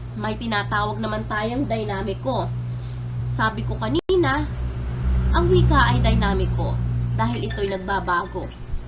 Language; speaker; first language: Filipino; native; Filipino